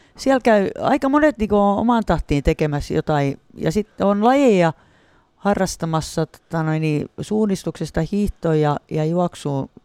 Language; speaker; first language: Finnish; native; Finnish